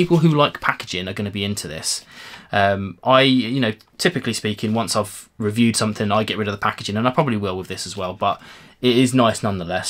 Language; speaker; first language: English; native; English